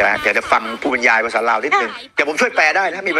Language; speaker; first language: Thai; native; Thai